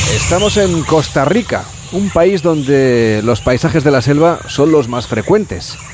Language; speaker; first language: Spanish; native; Spanish